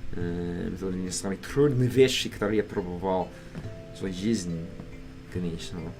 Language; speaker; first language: Russian; non-native, learner; English